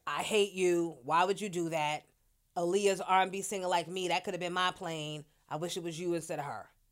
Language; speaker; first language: English; native; English